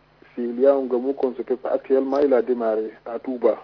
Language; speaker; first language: French; non-native, local second language; Wolof